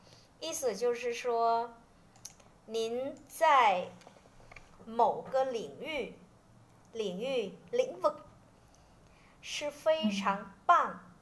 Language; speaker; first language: Chinese; non-native, fluent; Vietnamese